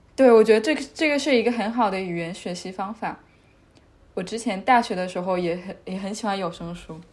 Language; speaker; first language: Chinese; native; Chinese